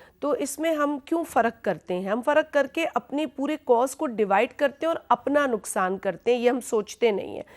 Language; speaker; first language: Urdu; non-native, local second language; Sindhi